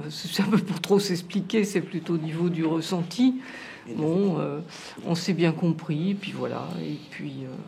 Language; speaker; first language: French; native; French